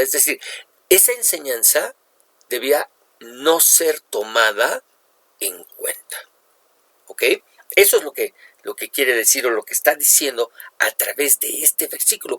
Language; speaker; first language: Spanish; native; Spanish